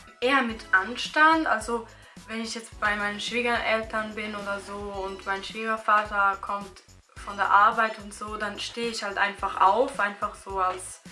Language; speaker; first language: German; early bilingual, other home language; Albanian